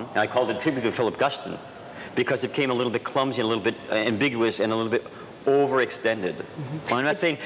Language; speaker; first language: English; native; English